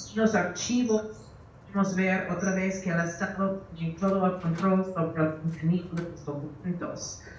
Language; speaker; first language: Spanish; early bilingual, other home language; English